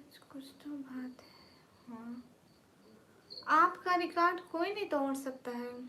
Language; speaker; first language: Hindi; non-native, local second language; Punjabi